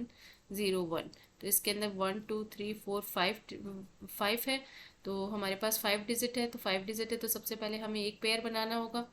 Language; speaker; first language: Hindi; native; Hindi